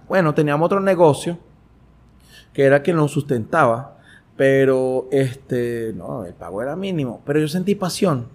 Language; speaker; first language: Spanish; native; Spanish